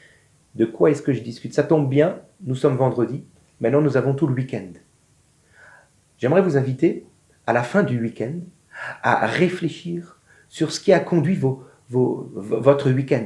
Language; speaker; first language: French; native; French